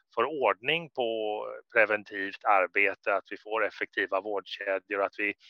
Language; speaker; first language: Swedish; native; Swedish